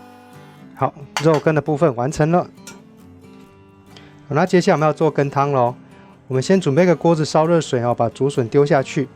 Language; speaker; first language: Chinese; native; Chinese